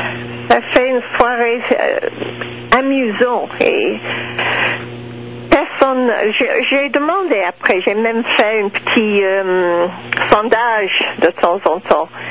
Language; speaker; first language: French; non-native, local second language; English